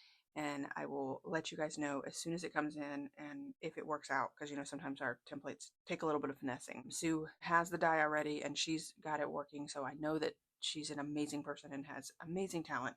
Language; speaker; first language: English; native; English